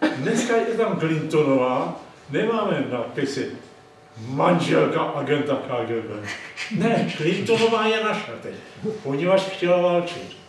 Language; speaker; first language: Czech; native; Czech